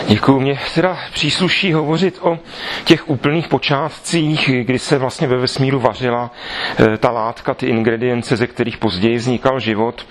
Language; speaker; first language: Czech; native; Czech